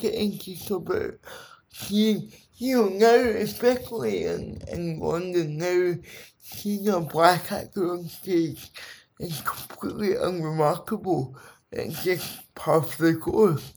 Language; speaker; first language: English; native; English